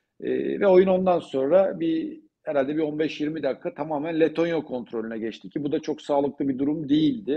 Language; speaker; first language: Turkish; native; Turkish